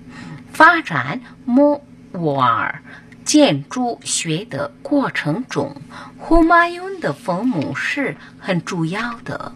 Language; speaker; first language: Chinese; non-native, learner; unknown